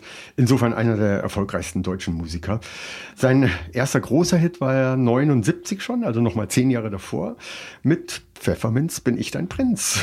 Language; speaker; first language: German; native; German